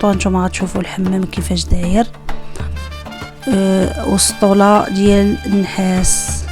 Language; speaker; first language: Arabic; native; Arabic